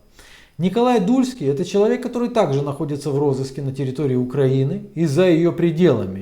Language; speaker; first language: Russian; native; Russian